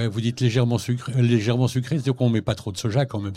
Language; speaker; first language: French; native; French